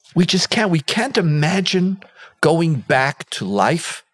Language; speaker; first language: English; non-native, fluent; Hebrew